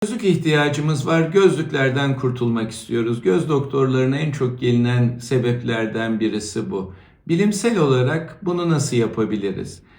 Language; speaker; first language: Turkish; native; Turkish